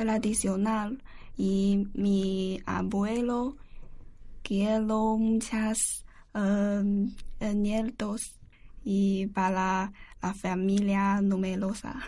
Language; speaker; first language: Spanish; non-native, learner; Chinese